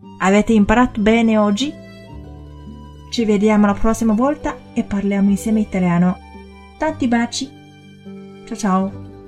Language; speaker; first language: Italian; non-native, fluent; Chinese